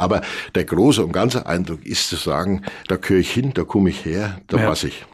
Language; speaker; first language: German; native; German